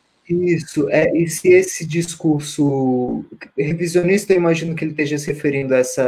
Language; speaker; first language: Portuguese; native; Portuguese